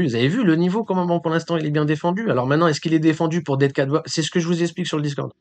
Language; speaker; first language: French; native; French